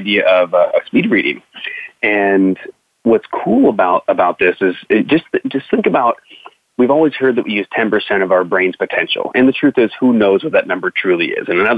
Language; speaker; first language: English; native; English